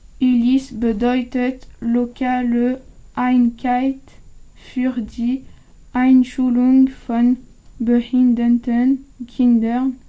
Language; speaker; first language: German; non-native, learner; French